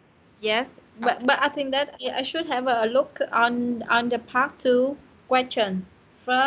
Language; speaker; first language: English; non-native, learner; Vietnamese